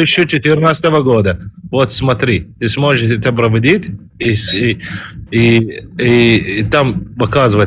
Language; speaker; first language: Russian; non-native, learner; Arabic